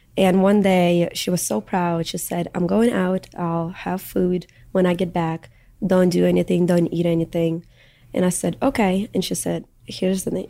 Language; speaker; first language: English; early bilingual, other home language; Russian